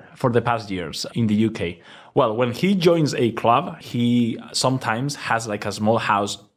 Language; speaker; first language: English; non-native, fluent; Spanish